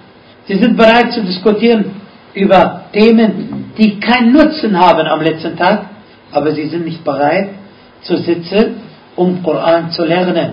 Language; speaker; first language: German; non-native, fluent; Arabic